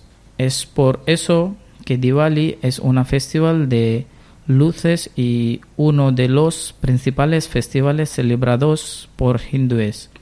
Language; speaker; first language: Spanish; non-native, learner; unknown